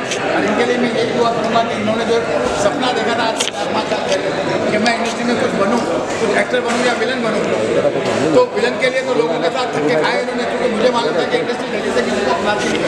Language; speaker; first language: Hindi; native; Hindi